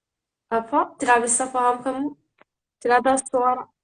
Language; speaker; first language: Indonesian; non-native, learner; Turkish